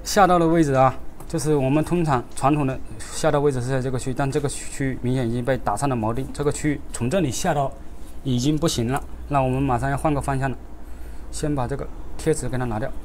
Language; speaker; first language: Chinese; native; Chinese